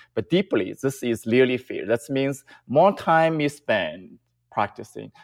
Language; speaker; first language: English; non-native, fluent; Chinese